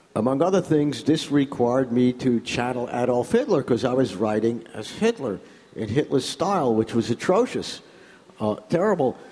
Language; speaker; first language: English; native; English